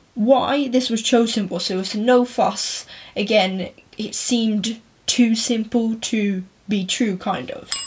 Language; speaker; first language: English; native; English